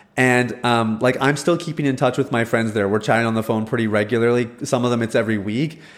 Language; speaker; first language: English; early bilingual, other home language; Hindi